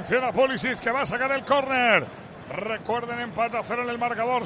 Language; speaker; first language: Spanish; native; Spanish